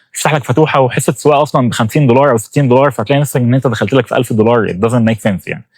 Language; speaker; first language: Egyptian Arabic; native; Egyptian Arabic